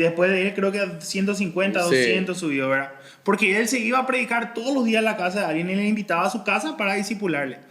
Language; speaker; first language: Spanish; native; Spanish